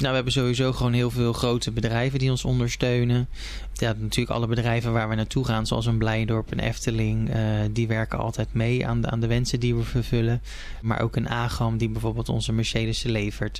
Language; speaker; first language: Dutch; native; Dutch